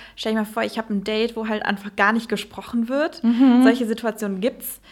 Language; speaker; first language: German; early bilingual, heritage; Dutch